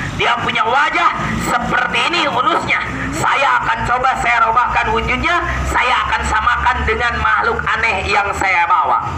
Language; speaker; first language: Indonesian; non-native, local second language; Sundanese